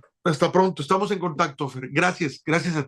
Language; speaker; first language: Spanish; native; Spanish